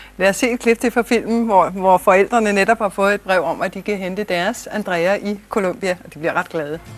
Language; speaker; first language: Danish; native; Danish